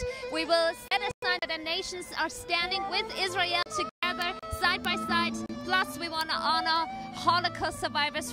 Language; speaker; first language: English; non-native, fluent; German